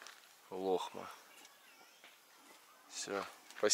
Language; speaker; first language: Russian; native; Russian